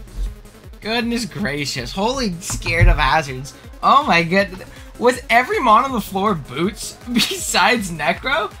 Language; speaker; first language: English; native; English